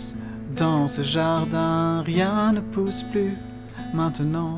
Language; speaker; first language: English; non-native, fluent; French